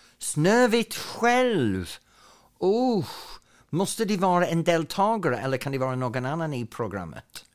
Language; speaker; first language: Swedish; non-native, fluent; English